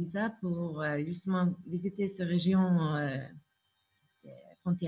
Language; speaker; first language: French; non-native, fluent; Norwegian